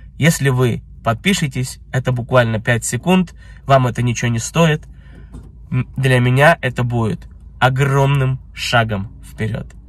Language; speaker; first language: Russian; early bilingual, heritage; Russian